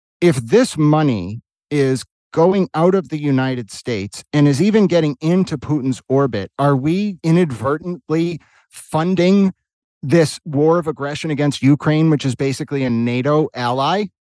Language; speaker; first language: English; native; English